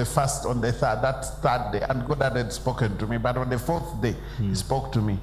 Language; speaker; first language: English; non-native, local second language; Ganda